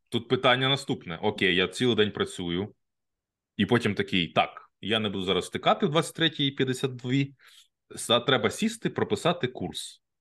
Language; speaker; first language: Ukrainian; native; Ukrainian